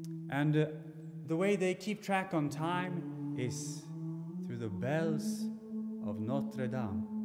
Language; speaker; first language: English; non-native, fluent; Swedish